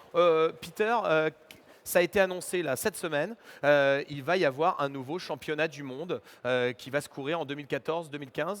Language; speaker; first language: French; native; French